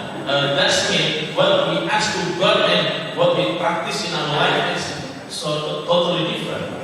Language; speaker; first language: English; non-native, fluent; Indonesian